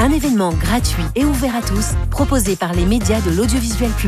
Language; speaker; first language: French; native; French